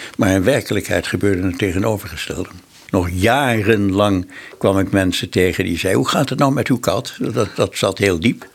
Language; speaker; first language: Dutch; native; Dutch